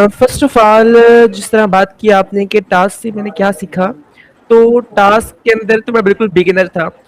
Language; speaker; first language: Urdu; non-native, local second language; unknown